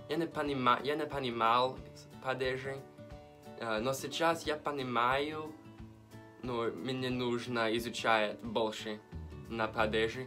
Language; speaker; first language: Russian; non-native, learner; English